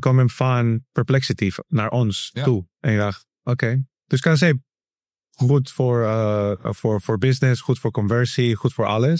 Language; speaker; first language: Dutch; non-native, learner; Spanish